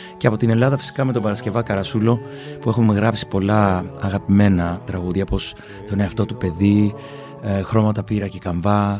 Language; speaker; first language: Greek; early bilingual, other home language; English